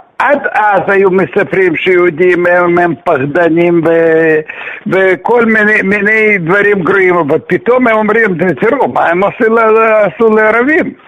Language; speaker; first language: Hebrew; non-native, fluent; Russian